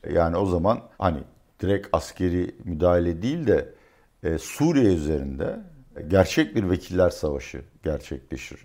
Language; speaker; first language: Turkish; native; Turkish